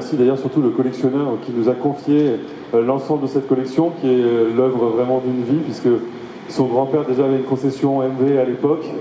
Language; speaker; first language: French; native; French